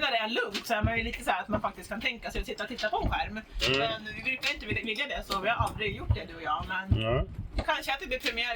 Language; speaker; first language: Swedish; native; Swedish